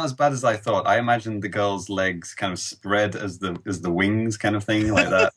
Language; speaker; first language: English; native; English